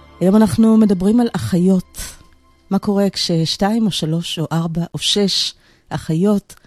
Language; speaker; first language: Hebrew; native; Hebrew